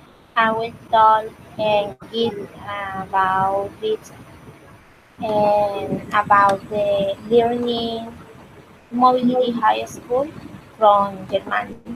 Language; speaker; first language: English; non-native, learner; Spanish